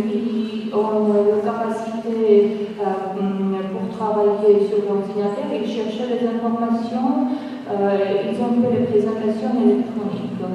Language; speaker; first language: French; non-native, fluent; Georgian